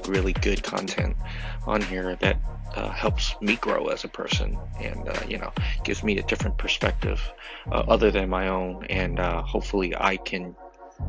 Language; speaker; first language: English; early bilingual, other home language; Chinese